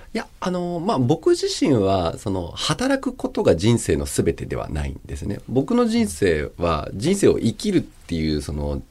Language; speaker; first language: Japanese; early bilingual, other home language; Chinese